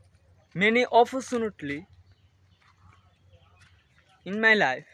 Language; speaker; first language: English; non-native, learner; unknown